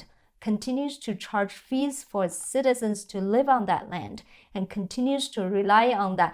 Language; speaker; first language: English; non-native, fluent; Chinese